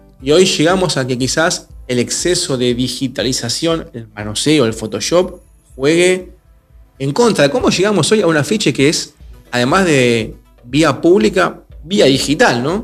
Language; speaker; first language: Spanish; native; Spanish